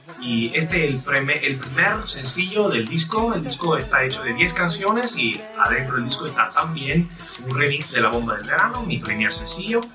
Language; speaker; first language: Spanish; non-native, fluent; Italian